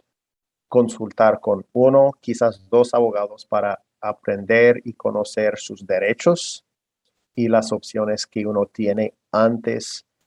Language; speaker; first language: Spanish; non-native, fluent; English